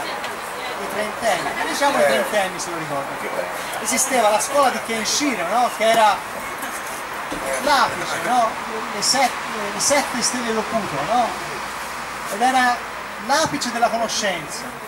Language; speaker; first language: Italian; native; Italian